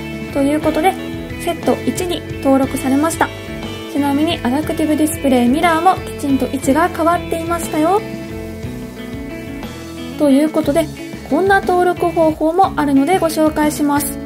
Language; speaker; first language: Japanese; native; Japanese